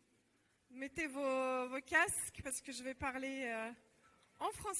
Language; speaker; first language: French; non-native, fluent; Russian